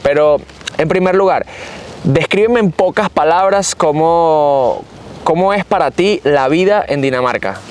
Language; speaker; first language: Spanish; native; Spanish